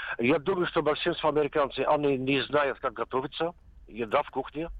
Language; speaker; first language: Russian; non-native, learner; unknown